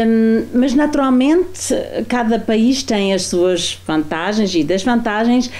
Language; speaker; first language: Portuguese; non-native, fluent; German